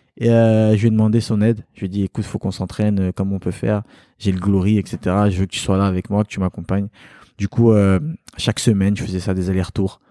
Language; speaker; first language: French; early bilingual, other home language; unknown